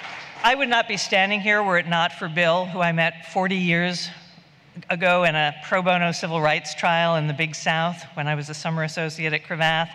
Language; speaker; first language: English; native; English